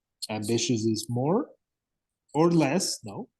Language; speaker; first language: English; non-native, fluent; Spanish